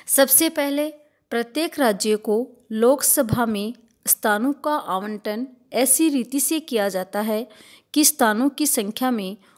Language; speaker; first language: Hindi; native; Hindi